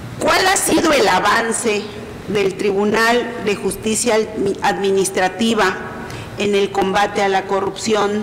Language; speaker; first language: Spanish; native; Spanish